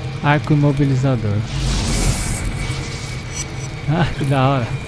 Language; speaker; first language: Portuguese; native; Portuguese